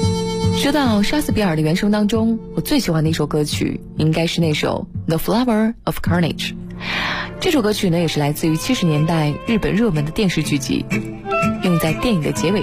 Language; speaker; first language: Chinese; native; Chinese